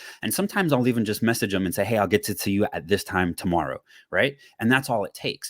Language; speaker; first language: English; native; English